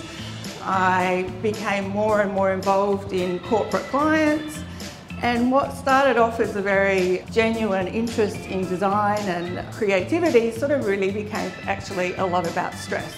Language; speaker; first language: English; native; English